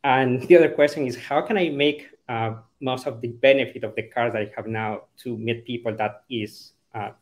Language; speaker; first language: English; non-native, fluent; Spanish